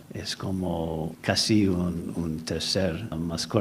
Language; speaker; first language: Spanish; non-native, fluent; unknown